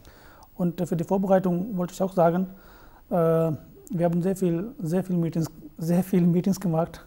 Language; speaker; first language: German; non-native, fluent; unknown